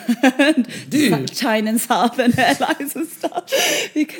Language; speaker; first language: English; non-native, local second language; Japanese